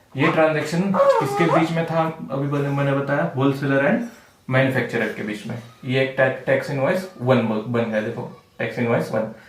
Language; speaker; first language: Hindi; non-native, local second language; Marathi